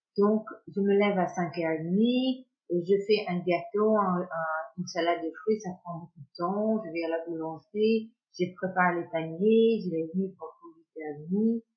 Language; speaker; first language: French; non-native, fluent; English